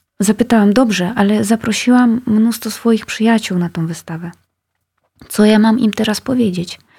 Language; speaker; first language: Polish; non-native, fluent; Russian